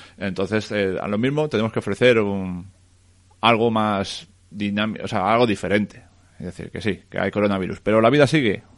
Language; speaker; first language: Spanish; native; Spanish